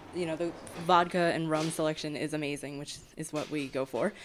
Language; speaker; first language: English; native; English